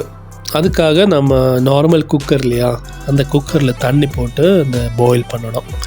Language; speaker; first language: Tamil; non-native, learner; Malayalam